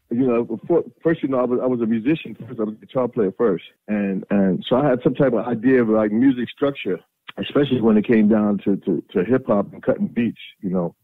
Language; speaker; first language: English; native; English